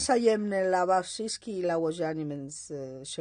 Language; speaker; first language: Polish; non-native, learner; Spanish